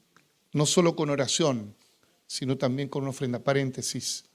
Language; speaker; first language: Spanish; native; Spanish